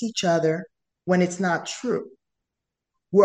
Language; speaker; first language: English; non-native, fluent; Spanish